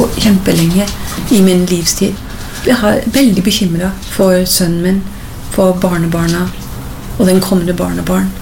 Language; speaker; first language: Norwegian; non-native, fluent; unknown